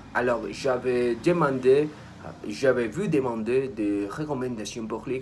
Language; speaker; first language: French; non-native, learner; Spanish